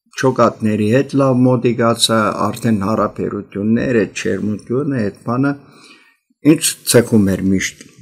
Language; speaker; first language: Armenian; early bilingual, heritage; Armenian